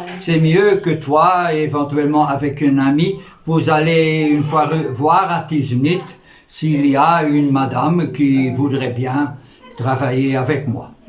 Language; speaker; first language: French; native; French